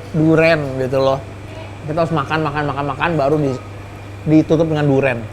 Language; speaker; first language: Indonesian; native; Indonesian